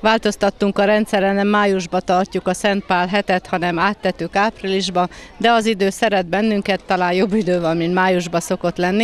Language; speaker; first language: Hungarian; native; Hungarian